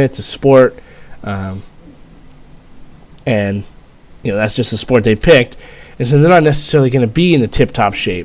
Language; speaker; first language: English; native; English